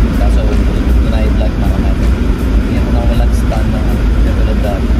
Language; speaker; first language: Filipino; non-native, local second language; Pampanga